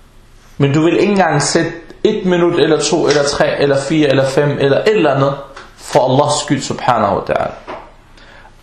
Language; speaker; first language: Danish; early bilingual, other home language; Arabic